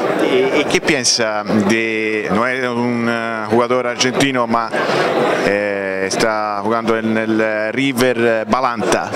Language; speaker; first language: Spanish; non-native, learner; Italian